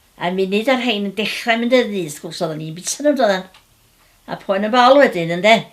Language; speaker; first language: Welsh; native; Welsh